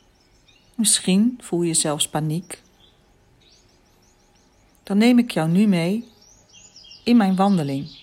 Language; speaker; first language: Dutch; native; Dutch